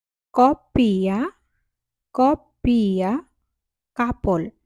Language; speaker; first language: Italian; non-native, fluent; Bangla